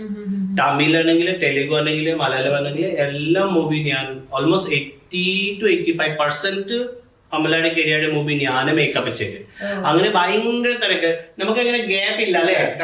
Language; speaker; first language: Malayalam; non-native, fluent; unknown